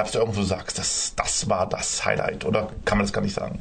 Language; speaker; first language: German; native; German